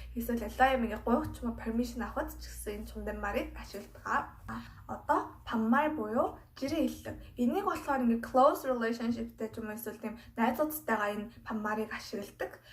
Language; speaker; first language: Mongolian; non-native, fluent; Korean